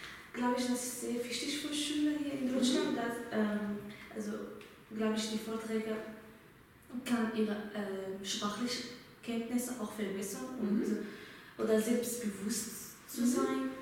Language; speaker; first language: German; non-native, learner; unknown